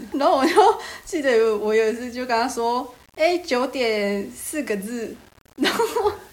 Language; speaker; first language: Chinese; native; Chinese